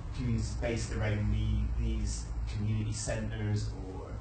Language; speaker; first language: English; native; English